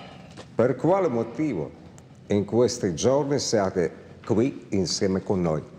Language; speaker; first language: Italian; non-native, fluent; Russian